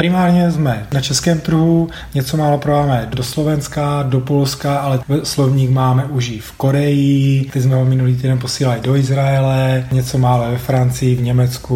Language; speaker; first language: Czech; native; Czech